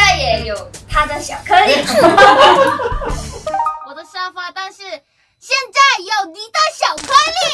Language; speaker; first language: Chinese; non-native, learner; Thai